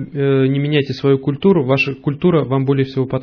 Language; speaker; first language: Russian; native; Russian